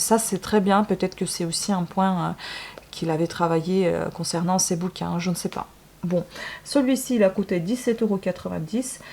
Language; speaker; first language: French; non-native, fluent; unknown